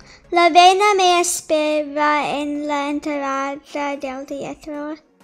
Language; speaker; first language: Spanish; non-native, learner; English